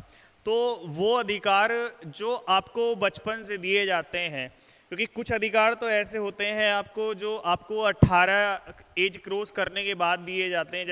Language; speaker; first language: Hindi; native; Hindi